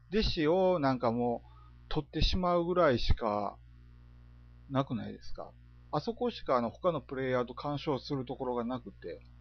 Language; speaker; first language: Japanese; native; Japanese